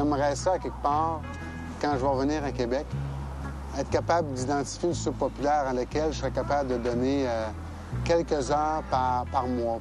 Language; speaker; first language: French; native; French